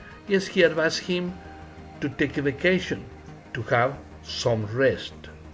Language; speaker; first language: English; non-native, fluent; Spanish